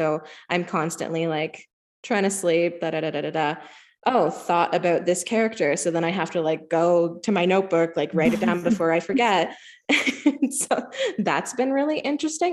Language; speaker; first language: English; native; English